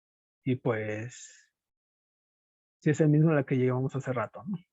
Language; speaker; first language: Spanish; native; Spanish